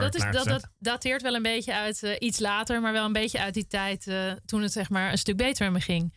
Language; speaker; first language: Dutch; native; Dutch